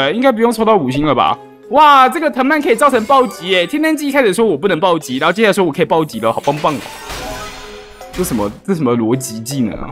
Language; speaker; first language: Chinese; native; Chinese